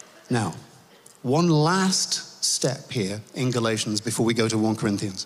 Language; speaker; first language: English; native; English